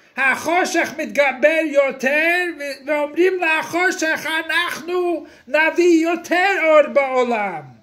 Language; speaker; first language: Hebrew; non-native, fluent; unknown